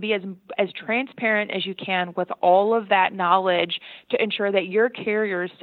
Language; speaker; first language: English; native; English